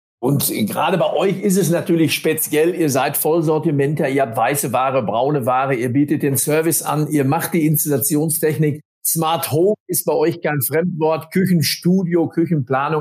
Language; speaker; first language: German; native; German